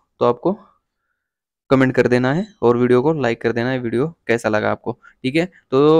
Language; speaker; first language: Hindi; non-native, local second language; Marathi